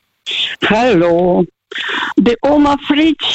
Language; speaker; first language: German; non-native, fluent; Russian